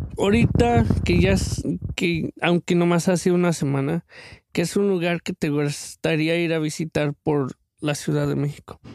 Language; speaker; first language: Spanish; early bilingual, other home language; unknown